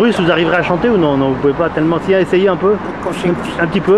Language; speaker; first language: French; native; French